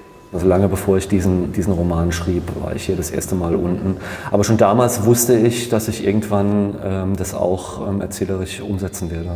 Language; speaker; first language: German; native; German